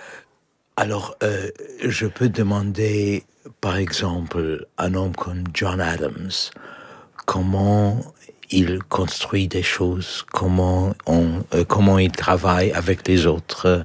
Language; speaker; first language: French; non-native, fluent; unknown